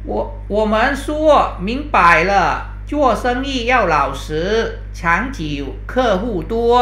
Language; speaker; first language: Chinese; non-native, fluent; Thai